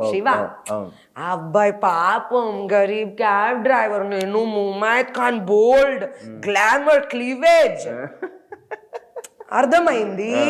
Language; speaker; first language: Telugu; non-native, learner; Hindi